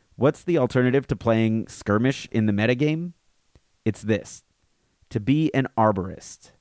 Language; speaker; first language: English; native; English